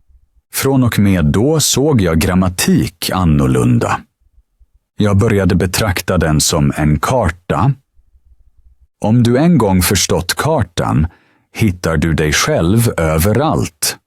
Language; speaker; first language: Swedish; non-native, fluent; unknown